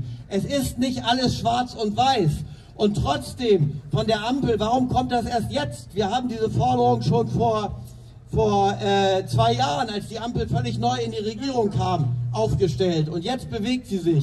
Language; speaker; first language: German; native; German